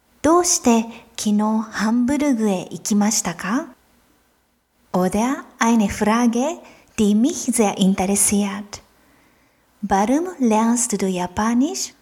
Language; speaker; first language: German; non-native, fluent; Japanese